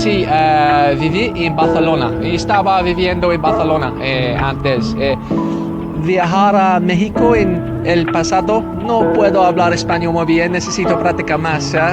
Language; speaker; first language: Spanish; non-native, learner; English